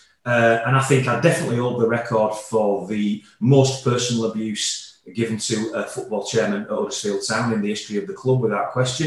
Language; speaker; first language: English; native; English